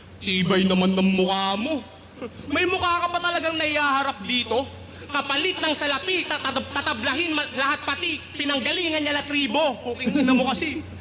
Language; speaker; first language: Filipino; native; Filipino